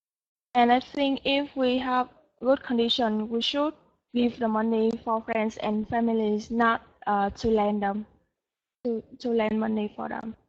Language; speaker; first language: English; non-native, learner; Vietnamese